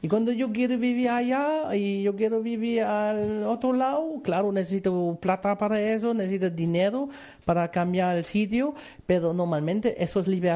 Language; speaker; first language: Spanish; non-native, fluent; German